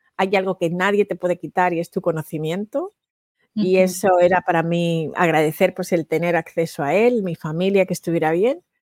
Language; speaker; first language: Spanish; native; Spanish